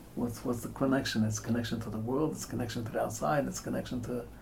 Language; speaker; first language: English; native; English